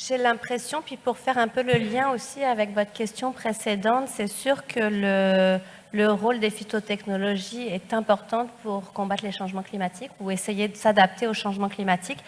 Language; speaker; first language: French; native; French